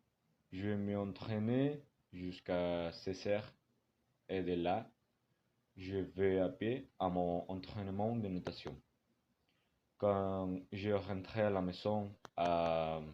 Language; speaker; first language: French; non-native, learner; Spanish